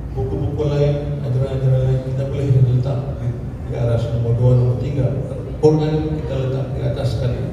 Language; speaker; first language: Malay; native; Malay